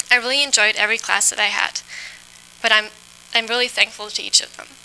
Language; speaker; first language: English; non-native, fluent; German